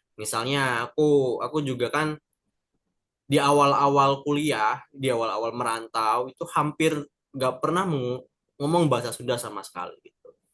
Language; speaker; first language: Indonesian; non-native, local second language; Sundanese